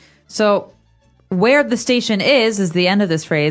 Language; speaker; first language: English; native; English